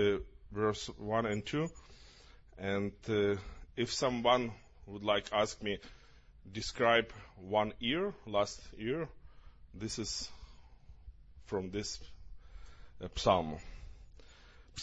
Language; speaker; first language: English; non-native, learner; Ukrainian